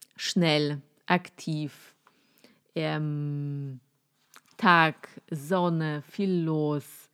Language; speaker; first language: German; non-native, fluent; Polish